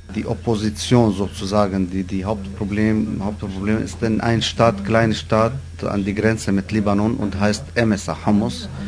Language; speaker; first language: German; non-native, learner; Arabic